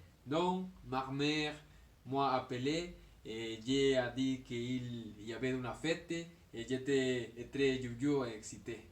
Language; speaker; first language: French; non-native, learner; Spanish